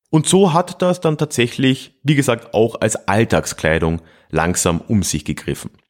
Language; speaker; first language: German; native; German